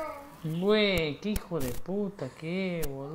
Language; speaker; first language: Spanish; native; Spanish